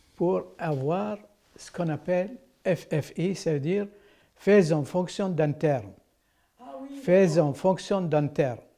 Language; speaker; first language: French; non-native, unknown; Arabic